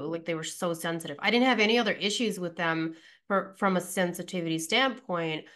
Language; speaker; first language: English; early bilingual, other home language; Pennsylvania German